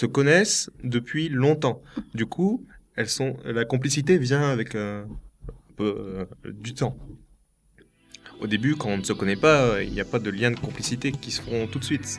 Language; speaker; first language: French; native; French